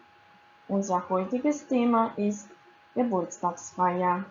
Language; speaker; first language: German; non-native, fluent; Croatian